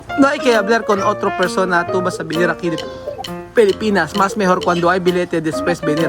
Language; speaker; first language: Spanish; non-native, learner; Filipino